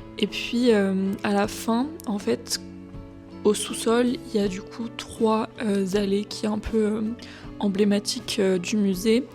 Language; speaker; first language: French; native; French